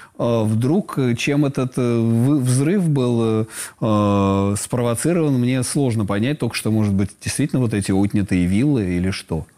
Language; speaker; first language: Russian; native; Russian